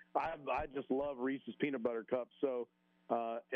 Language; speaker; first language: English; native; English